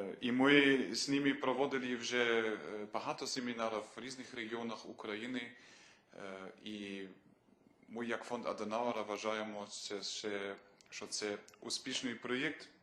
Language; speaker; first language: Ukrainian; non-native, fluent; German